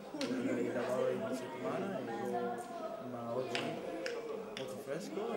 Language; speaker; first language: Italian; non-native, learner; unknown